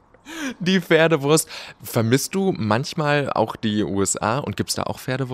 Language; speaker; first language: German; native; German